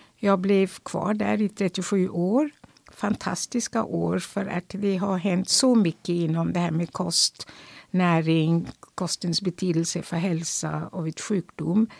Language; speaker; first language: Swedish; non-native, fluent; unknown